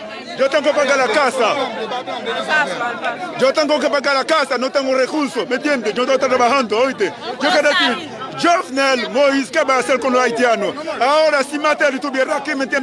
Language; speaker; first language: Spanish; non-native, learner; Haitian Creole